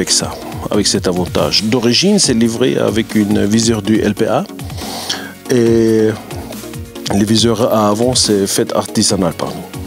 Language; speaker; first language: French; non-native, fluent; German